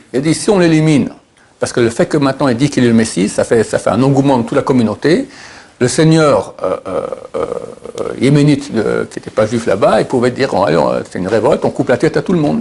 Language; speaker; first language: French; native; French